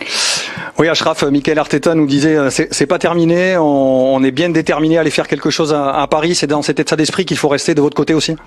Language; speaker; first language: French; native; French